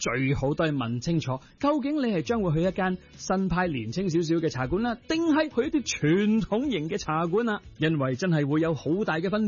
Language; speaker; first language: Cantonese; native; Cantonese